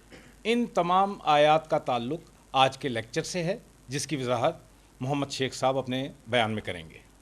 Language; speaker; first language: Urdu; native; Urdu